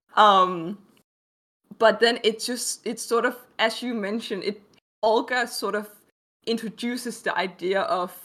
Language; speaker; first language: English; non-native, fluent; Danish